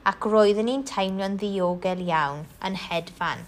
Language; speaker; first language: Welsh; non-native, local second language; English